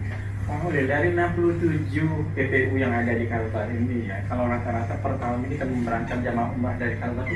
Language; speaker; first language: Indonesian; native; Indonesian